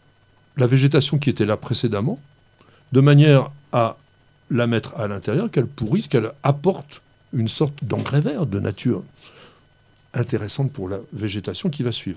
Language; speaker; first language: French; native; French